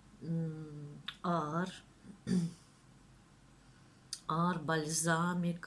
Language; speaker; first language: Turkish; non-native, learner; Russian